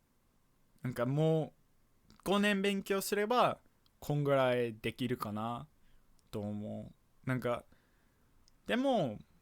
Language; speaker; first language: Japanese; non-native, fluent; English